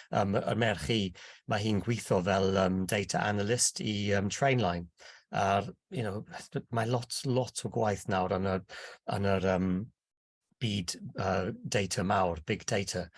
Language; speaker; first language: Welsh; non-native, local second language; English